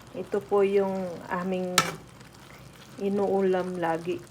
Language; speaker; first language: Filipino; non-native, local second language; Bikol